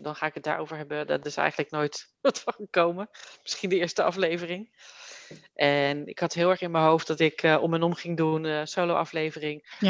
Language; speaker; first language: Dutch; native; Dutch